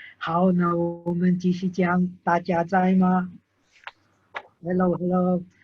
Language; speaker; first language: Chinese; non-native, fluent; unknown